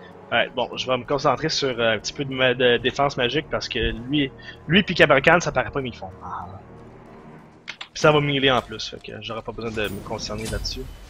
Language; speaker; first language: French; native; French